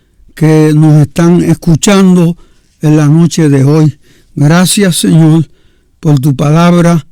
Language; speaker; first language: Spanish; native; Spanish